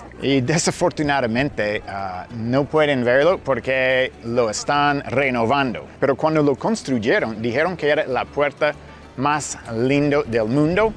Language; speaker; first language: Spanish; non-native, fluent; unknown